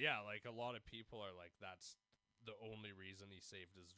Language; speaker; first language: English; native; English